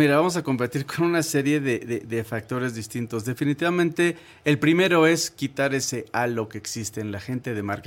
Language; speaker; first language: Spanish; native; Spanish